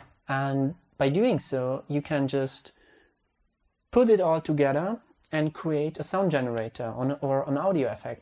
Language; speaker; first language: English; non-native, fluent; Hungarian